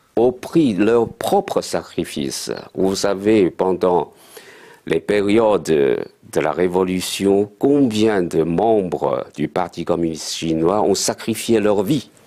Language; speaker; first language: French; non-native, fluent; Chinese